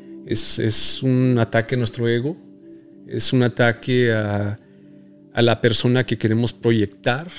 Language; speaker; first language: Spanish; early bilingual, heritage; Spanish